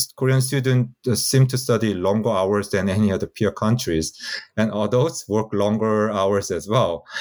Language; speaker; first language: English; non-native, fluent; Korean